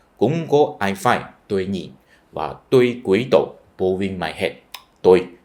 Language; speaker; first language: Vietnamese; non-native, fluent; Chinese